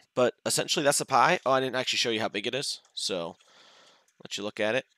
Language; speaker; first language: English; native; English